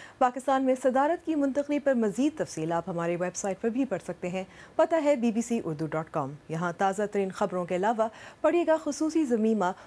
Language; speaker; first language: Urdu; native; Urdu